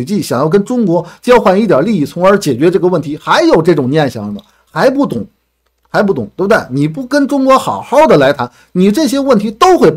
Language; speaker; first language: Chinese; native; Chinese